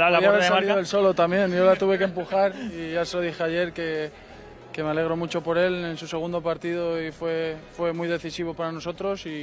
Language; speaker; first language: Spanish; native; Spanish